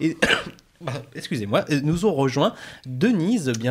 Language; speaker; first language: French; native; French